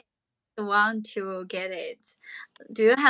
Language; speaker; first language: English; non-native, learner; Chinese